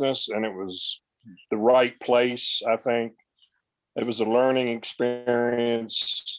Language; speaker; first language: English; native; English